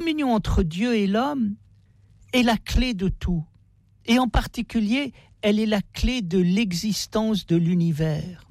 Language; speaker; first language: French; native; French